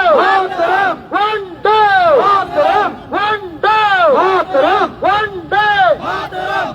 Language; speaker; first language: Hindi; non-native, local second language; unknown